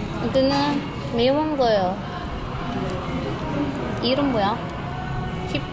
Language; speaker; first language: Korean; non-native, fluent; Filipino